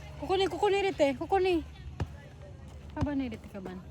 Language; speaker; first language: Japanese; non-native, fluent; Filipino